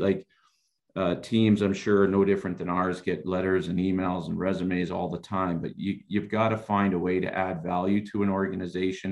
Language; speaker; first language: English; native; English